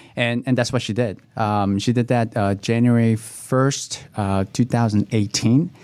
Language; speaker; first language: English; early bilingual, other home language; Korean